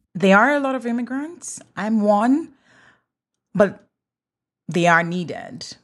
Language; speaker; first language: English; native; English